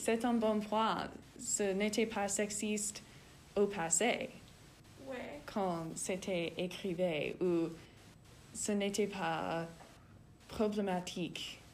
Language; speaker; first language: French; non-native, learner; English